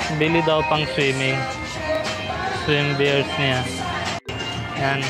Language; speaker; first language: Filipino; non-native, learner; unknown